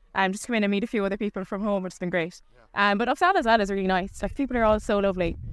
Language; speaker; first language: English; native; English